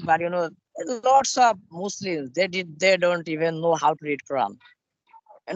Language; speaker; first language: English; non-native, learner; Bangla